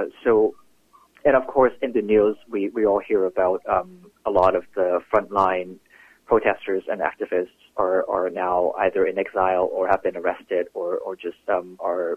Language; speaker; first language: English; non-native, local second language; Cantonese